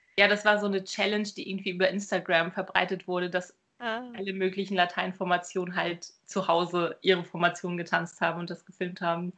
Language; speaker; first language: German; native; German